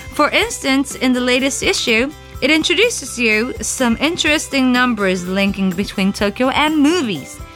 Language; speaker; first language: English; non-native, fluent; Japanese